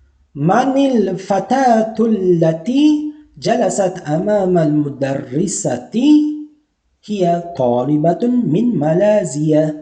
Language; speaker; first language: Arabic; non-native, fluent; Uzbek